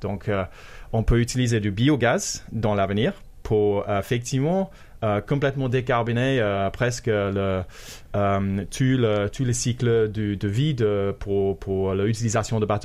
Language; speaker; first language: French; non-native, fluent; English